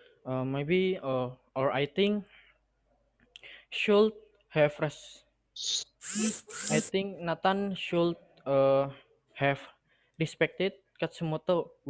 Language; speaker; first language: English; non-native, learner; Indonesian